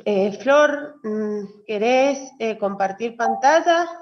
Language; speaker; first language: Spanish; native; Spanish